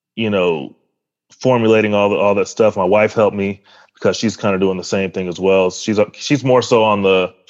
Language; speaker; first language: English; native; English